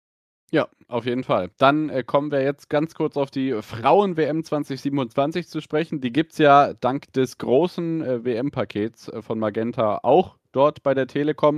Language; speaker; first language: German; native; German